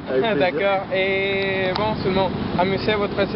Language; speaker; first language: French; non-native, learner; Spanish